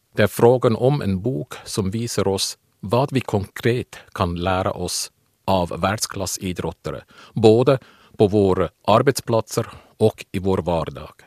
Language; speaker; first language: Swedish; non-native, fluent; German